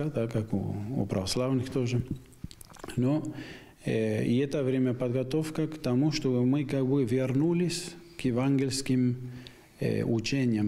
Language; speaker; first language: Russian; non-native, fluent; Spanish